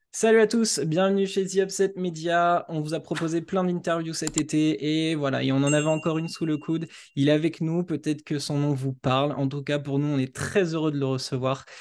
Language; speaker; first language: French; native; French